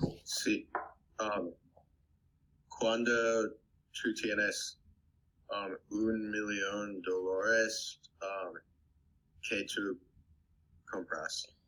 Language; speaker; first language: Spanish; non-native, learner; English